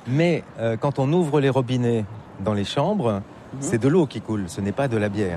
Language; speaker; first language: French; native; French